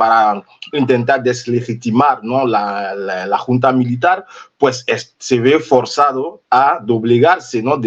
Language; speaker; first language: Spanish; non-native, fluent; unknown